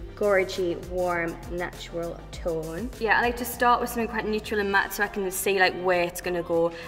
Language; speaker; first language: English; native; English